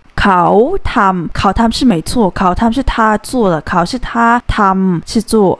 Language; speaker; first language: Chinese; non-native, fluent; Thai